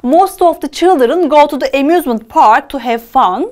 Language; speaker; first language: English; non-native, fluent; Turkish